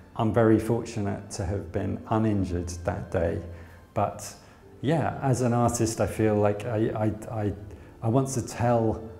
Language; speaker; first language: English; native; English